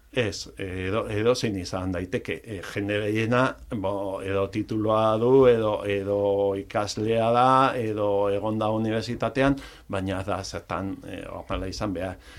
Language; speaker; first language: Basque; non-native, local second language; Spanish